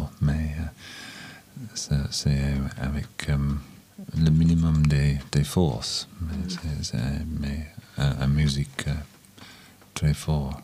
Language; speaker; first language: French; non-native, learner; English